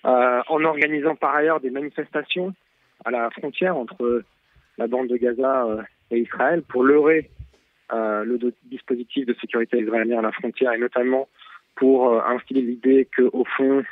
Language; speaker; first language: French; native; French